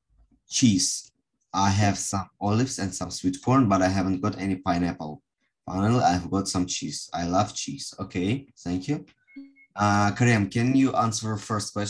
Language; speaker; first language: English; non-native, fluent; Russian